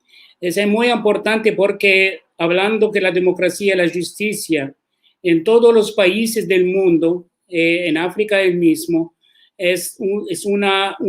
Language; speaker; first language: Spanish; non-native, learner; Arabic